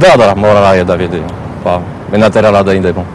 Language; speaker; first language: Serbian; non-native, fluent; French